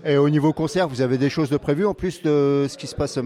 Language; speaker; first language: French; native; French